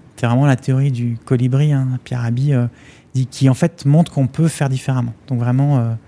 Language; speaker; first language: French; native; French